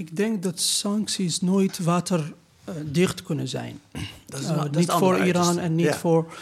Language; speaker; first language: Dutch; non-native, learner; Persian